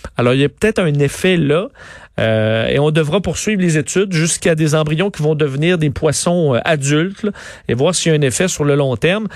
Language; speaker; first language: French; native; French